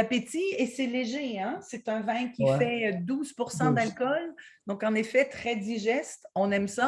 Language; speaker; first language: French; native; French